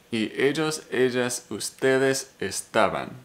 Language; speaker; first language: Spanish; non-native, learner; English